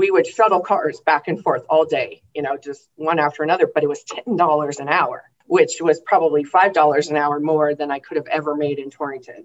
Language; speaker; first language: English; native; English